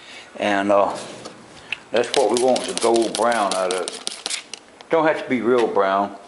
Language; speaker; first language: English; native; English